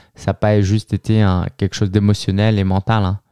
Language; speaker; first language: French; native; French